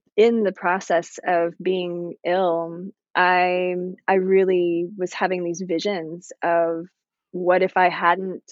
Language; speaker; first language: English; native; English